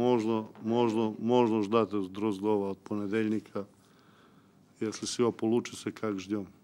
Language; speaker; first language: Russian; non-native, local second language; Ukrainian